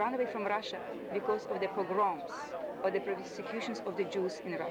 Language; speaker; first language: English; non-native, fluent; Yiddish